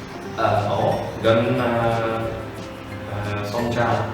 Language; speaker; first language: Vietnamese; non-native, learner; English